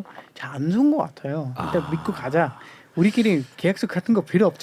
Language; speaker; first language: Korean; non-native, fluent; German